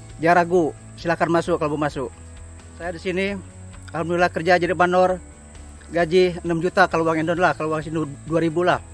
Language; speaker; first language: Indonesian; non-native, local second language; Sasak